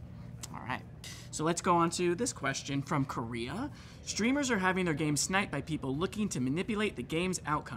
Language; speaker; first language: English; native; English